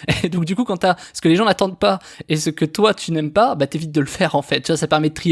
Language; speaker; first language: French; native; French